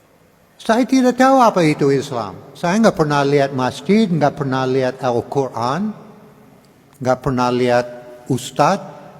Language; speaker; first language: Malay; non-native, learner; English